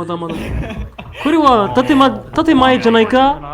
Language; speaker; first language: Japanese; non-native, learner; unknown